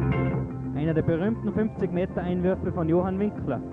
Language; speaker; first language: German; native; German